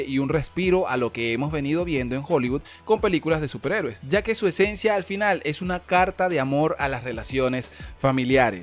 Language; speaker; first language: Spanish; native; Spanish